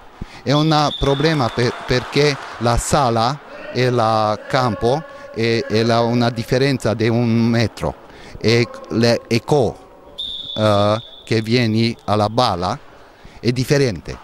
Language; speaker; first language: Italian; non-native, learner; Hungarian